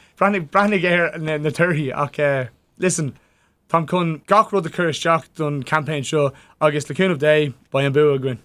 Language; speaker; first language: Irish; non-native, local second language; English